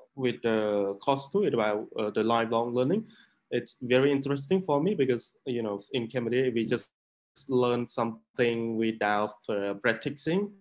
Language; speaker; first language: English; non-native, learner; Khmer